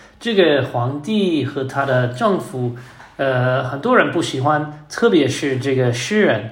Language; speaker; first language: Chinese; non-native, learner; English